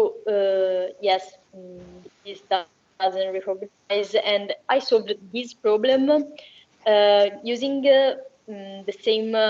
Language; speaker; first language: English; non-native, fluent; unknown